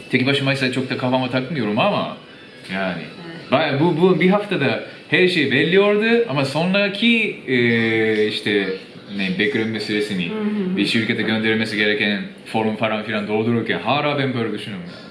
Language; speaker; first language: Turkish; non-native, fluent; Japanese